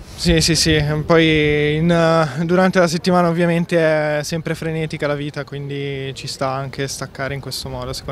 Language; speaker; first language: Italian; native; Italian